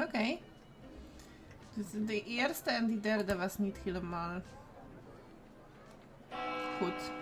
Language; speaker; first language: Dutch; non-native, learner; Polish